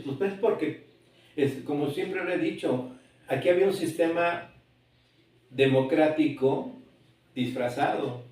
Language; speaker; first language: Spanish; native; Spanish